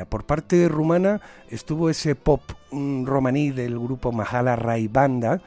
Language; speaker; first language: Spanish; native; Spanish